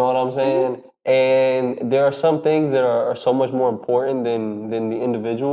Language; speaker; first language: English; native; English